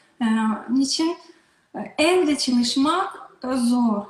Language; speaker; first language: Turkish; non-native, learner; Russian